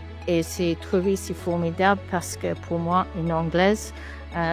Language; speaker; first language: French; non-native, learner; English